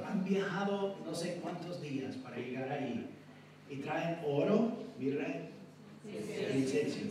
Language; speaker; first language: Spanish; non-native, fluent; English